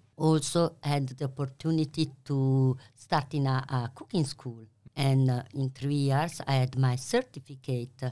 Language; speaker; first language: English; non-native, learner; Italian